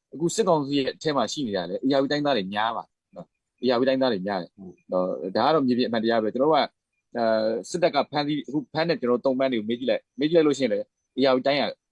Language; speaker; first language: Burmese; native; Burmese